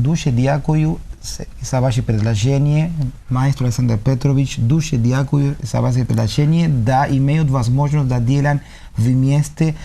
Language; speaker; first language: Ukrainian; non-native, learner; Spanish